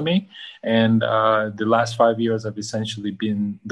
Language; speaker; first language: English; early bilingual, other home language; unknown